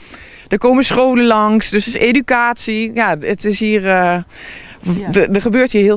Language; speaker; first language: Dutch; native; Dutch